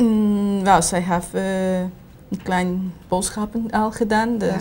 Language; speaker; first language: Dutch; non-native, learner; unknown